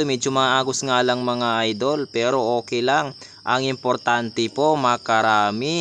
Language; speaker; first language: Filipino; native; Filipino